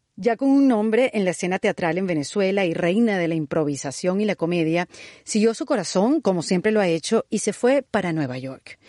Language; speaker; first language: Spanish; native; Spanish